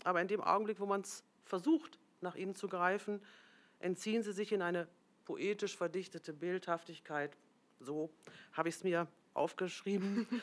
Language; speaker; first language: German; native; German